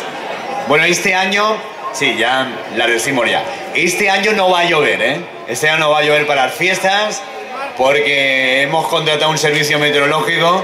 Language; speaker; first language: Spanish; native; Spanish